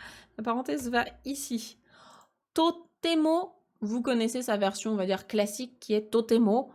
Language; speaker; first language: French; native; French